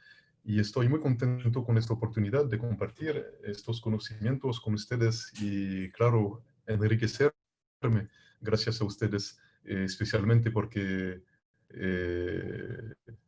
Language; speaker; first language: Spanish; non-native, fluent; French